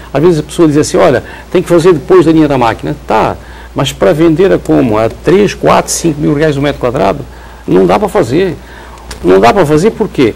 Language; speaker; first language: Portuguese; native; Portuguese